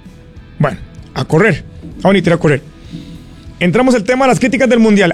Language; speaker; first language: Spanish; native; Spanish